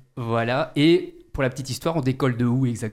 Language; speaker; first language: French; native; French